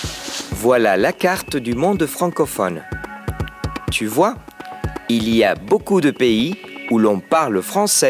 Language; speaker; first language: French; non-native, fluent; Spanish